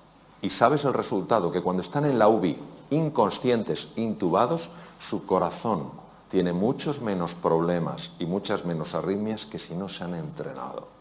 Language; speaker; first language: Spanish; native; Spanish